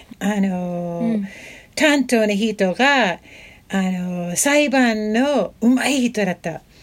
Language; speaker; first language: Japanese; non-native, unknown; English